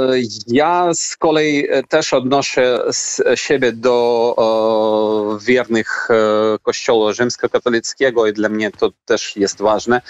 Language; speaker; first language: Polish; non-native, fluent; Ukrainian